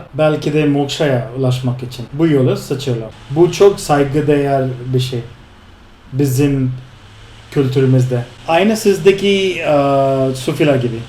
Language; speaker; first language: Turkish; non-native, fluent; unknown